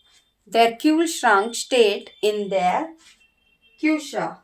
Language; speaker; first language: German; non-native, learner; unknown